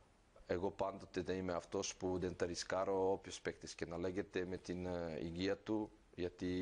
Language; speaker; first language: Greek; non-native, fluent; Serbian